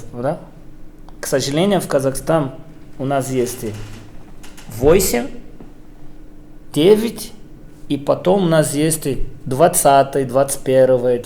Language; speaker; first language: Russian; non-native, fluent; Portuguese